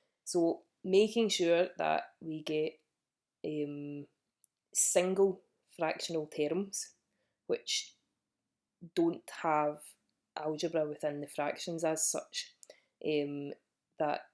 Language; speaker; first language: English; native; English